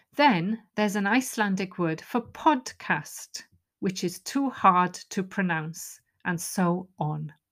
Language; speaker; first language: English; non-native, local second language; Welsh